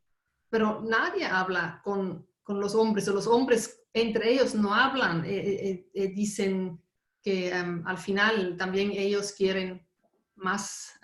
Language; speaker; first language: Spanish; non-native, fluent; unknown